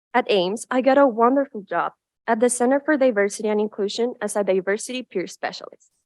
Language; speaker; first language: English; non-native, fluent; Spanish